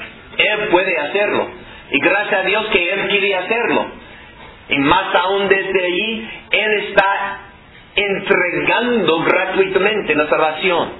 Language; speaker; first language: Spanish; non-native, fluent; English